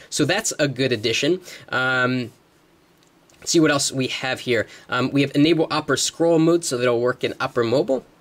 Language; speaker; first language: English; native; English